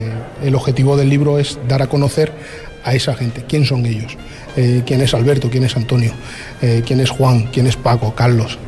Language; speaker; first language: Spanish; native; Spanish